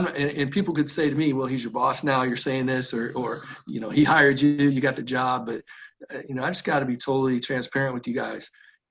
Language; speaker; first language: English; native; English